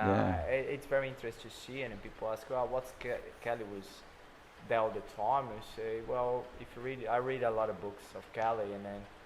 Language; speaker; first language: English; non-native, fluent; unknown